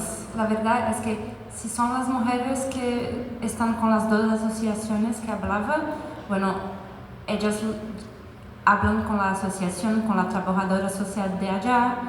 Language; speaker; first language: Spanish; non-native, fluent; French